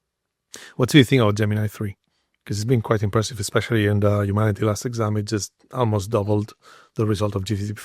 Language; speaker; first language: English; non-native, fluent; Spanish